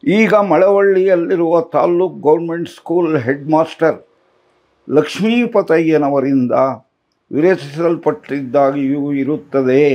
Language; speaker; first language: Kannada; non-native, local second language; Tamil